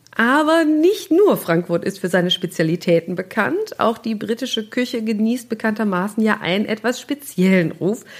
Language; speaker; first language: German; native; German